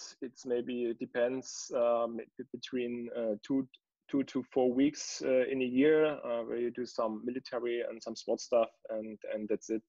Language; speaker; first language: English; non-native, fluent; German